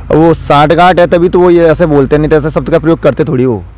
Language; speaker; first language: Hindi; native; Hindi